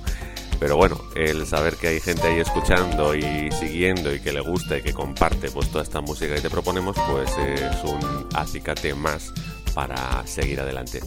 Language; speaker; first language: Spanish; native; Spanish